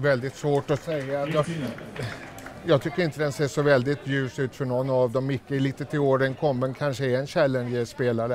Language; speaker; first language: Swedish; native; Swedish